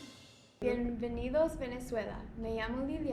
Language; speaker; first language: Spanish; non-native, learner; English